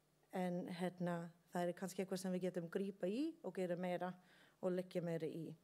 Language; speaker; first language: Icelandic; non-native, learner; English